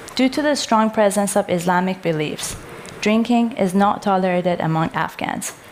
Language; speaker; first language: English; non-native, fluent; Persian